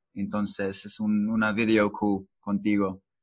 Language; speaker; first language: Spanish; non-native, learner; English